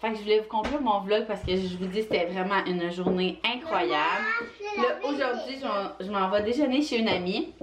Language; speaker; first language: French; native; French